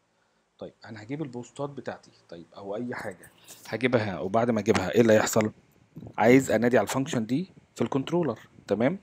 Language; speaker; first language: Arabic; native; Arabic